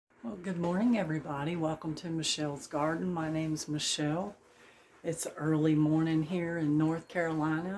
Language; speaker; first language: English; native; English